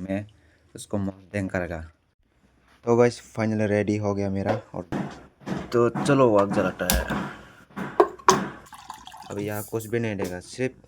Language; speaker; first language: Hindi; non-native, local second language; Kok Borok